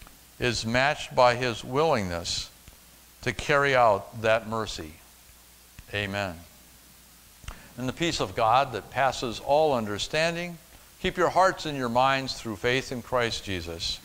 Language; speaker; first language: English; native; English